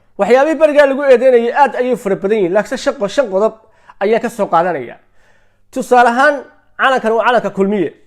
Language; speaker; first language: Somali; native; Somali